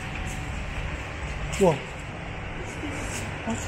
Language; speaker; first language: English; non-native, learner; Korean